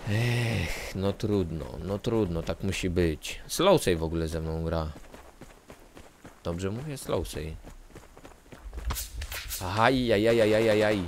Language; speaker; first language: Polish; native; Polish